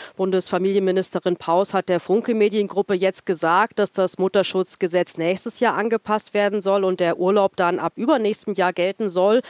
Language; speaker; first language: German; native; German